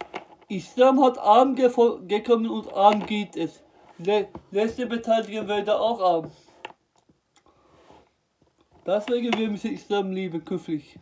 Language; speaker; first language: German; non-native, learner; Turkish